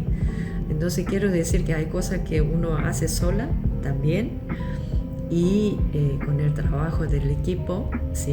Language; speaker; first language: Spanish; non-native, local second language; Korean